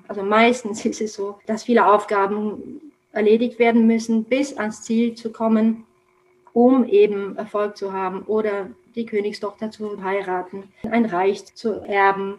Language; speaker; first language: German; non-native, fluent; Romanian